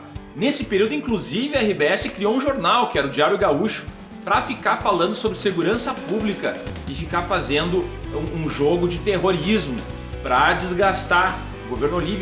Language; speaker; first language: Portuguese; native; Portuguese